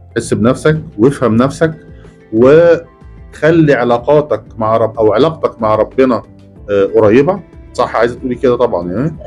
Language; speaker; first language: Egyptian Arabic; native; Egyptian Arabic